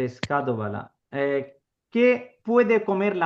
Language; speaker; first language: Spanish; non-native, fluent; Urdu